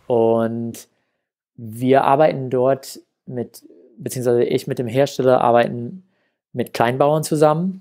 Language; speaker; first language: German; non-native, fluent; English